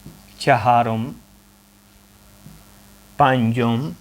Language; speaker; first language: Persian; non-native, fluent; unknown